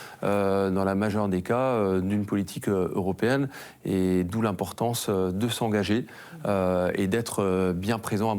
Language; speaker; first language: French; native; French